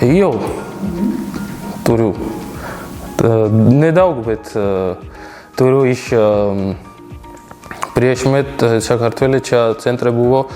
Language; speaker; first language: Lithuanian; non-native, learner; Georgian